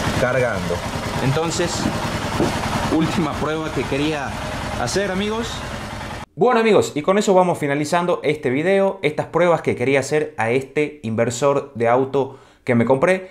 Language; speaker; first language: Spanish; native; Spanish